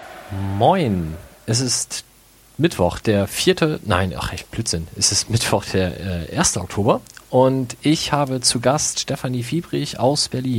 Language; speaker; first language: German; native; German